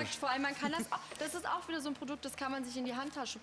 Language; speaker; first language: German; native; German